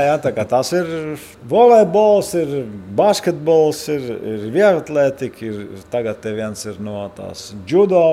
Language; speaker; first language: Latvian; native; Latvian